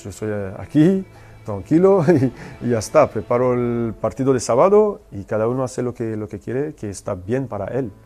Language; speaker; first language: Spanish; non-native, fluent; French